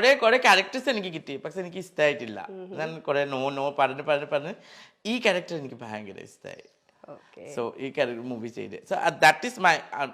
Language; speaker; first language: Malayalam; non-native, fluent; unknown